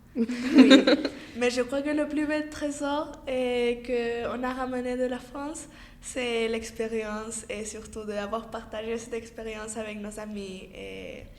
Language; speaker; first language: French; non-native, fluent; Spanish